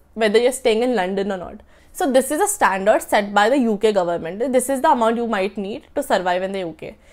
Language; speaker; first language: English; non-native, local second language; Marathi